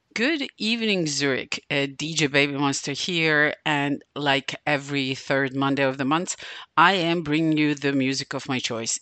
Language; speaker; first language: English; non-native, fluent; Serbian